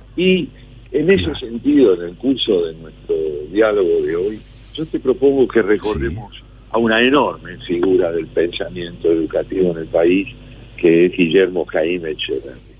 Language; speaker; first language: Spanish; native; Spanish